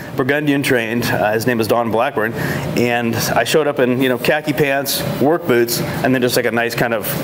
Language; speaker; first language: English; native; English